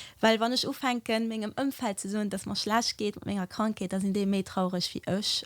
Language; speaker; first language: Luxembourgish; early bilingual, other home language; Portuguese